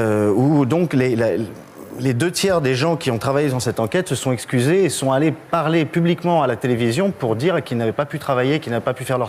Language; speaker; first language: French; native; French